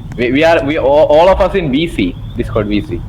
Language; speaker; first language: English; non-native, learner; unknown